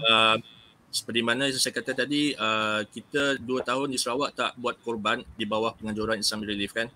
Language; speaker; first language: Malay; native; Malay